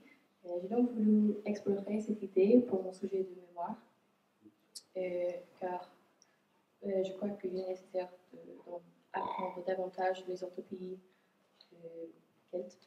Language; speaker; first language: French; non-native, fluent; English